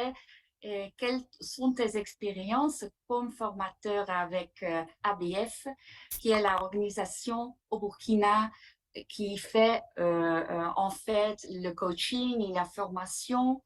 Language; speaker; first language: French; non-native, fluent; Dutch